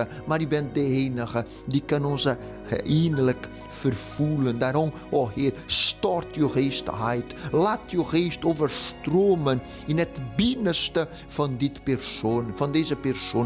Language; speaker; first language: Dutch; non-native, fluent; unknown